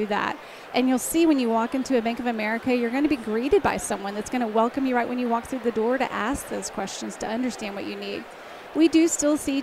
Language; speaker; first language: English; native; English